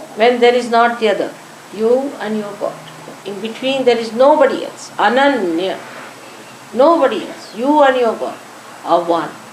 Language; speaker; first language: English; non-native, local second language; Marathi